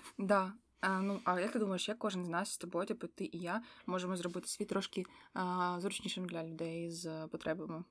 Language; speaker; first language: Ukrainian; non-native, local second language; Russian